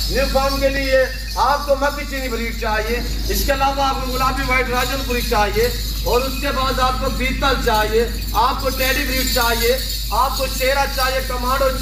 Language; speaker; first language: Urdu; non-native, local second language; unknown